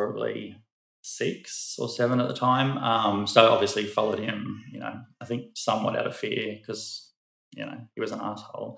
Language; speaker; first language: English; native; English